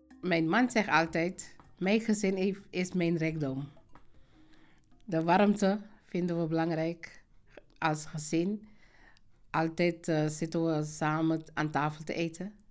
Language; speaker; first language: Dutch; non-native, fluent; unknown